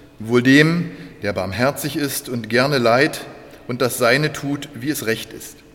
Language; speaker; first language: German; native; German